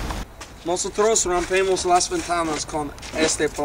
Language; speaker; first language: Spanish; non-native, learner; English